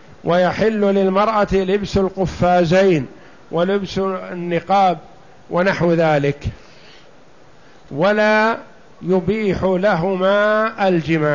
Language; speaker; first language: Arabic; native; Arabic